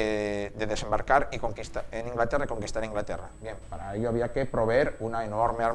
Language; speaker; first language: Spanish; native; Spanish